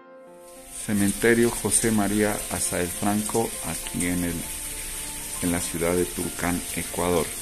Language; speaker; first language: Spanish; native; Spanish